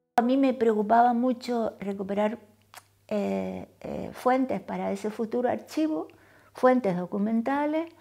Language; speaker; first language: Spanish; native; Spanish